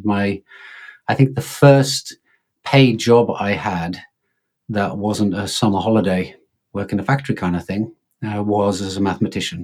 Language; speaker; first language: English; native; English